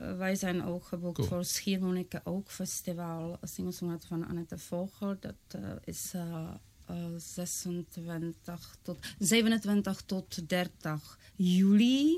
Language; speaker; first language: Dutch; non-native, fluent; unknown